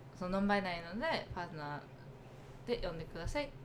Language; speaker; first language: Japanese; early bilingual, other home language; English